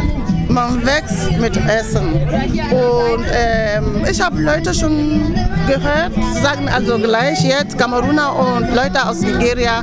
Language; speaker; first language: German; non-native, fluent; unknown